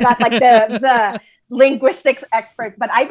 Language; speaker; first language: English; native; English